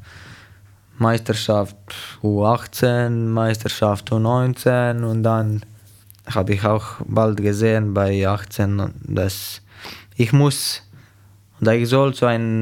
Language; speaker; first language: German; non-native, fluent; Slovenian